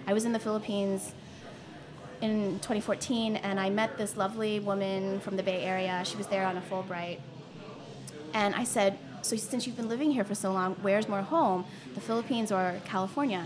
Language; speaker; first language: English; native; English